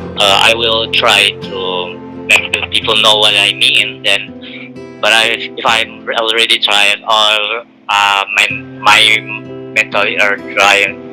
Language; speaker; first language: English; non-native, learner; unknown